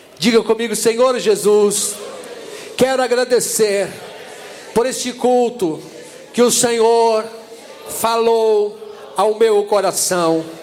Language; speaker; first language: Portuguese; native; Portuguese